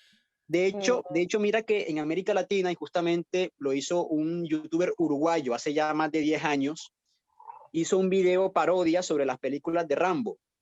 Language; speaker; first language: Spanish; native; Spanish